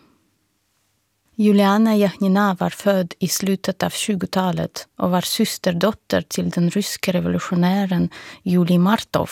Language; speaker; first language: Swedish; non-native, fluent; Russian